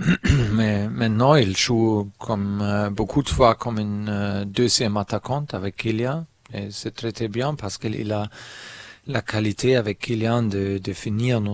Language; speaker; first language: French; non-native, learner; German